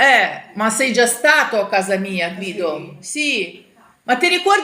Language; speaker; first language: Italian; non-native, learner; Ukrainian